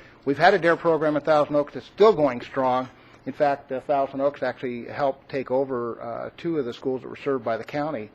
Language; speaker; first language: English; native; English